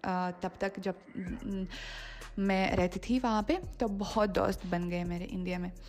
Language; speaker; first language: Hindi; non-native, fluent; Russian